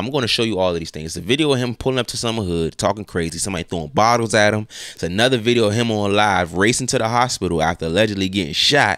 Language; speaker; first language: English; native; English